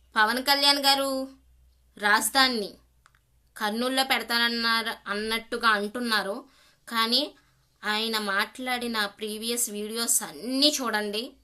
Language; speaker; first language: Telugu; native; Telugu